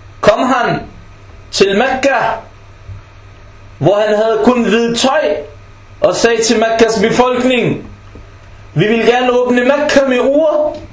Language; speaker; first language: Danish; early bilingual, other home language; Arabic